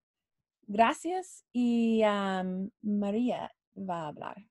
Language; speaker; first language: Spanish; non-native, learner; English